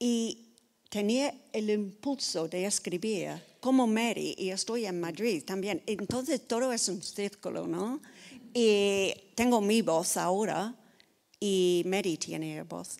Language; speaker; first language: Spanish; non-native, fluent; English